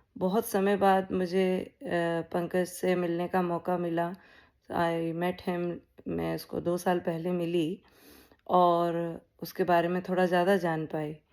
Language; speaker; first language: Hindi; native; Hindi